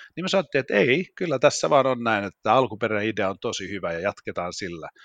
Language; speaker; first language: Finnish; non-native, local second language; Swedish